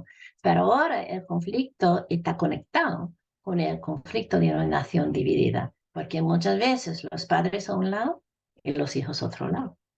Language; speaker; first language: Spanish; non-native, fluent; English